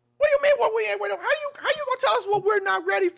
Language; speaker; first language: English; native; English